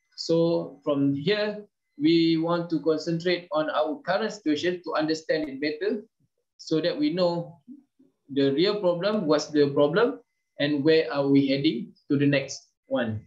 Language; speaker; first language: English; non-native, local second language; Malay